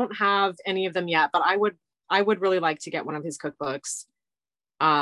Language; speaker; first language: English; native; English